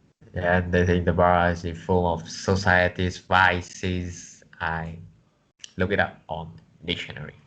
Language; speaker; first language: English; non-native, learner; Vietnamese